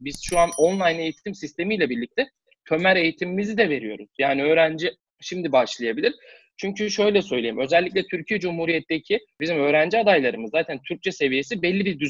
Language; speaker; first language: Turkish; native; Turkish